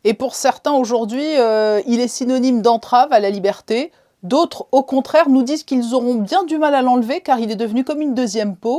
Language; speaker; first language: French; native; French